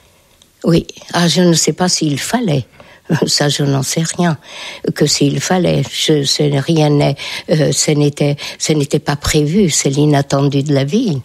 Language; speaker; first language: French; non-native, fluent; Hungarian